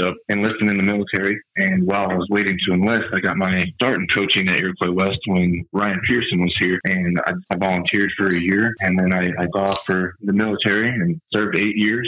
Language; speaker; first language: English; native; English